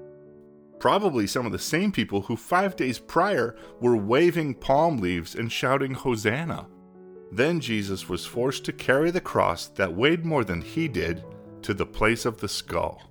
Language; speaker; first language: English; native; English